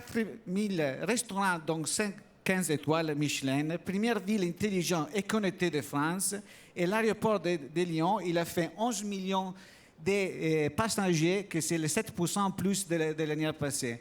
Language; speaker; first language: French; non-native, learner; Italian